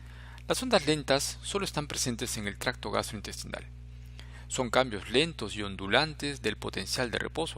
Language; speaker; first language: Spanish; native; Spanish